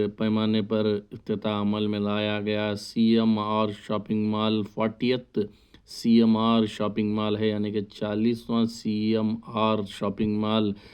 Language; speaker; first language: Urdu; native; Urdu